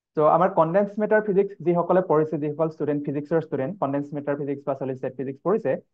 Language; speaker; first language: English; non-native, local second language; Assamese